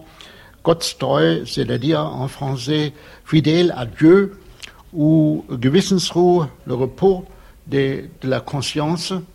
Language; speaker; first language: French; non-native, fluent; German